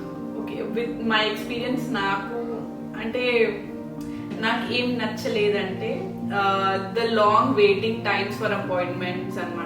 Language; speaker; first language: Telugu; non-native, local second language; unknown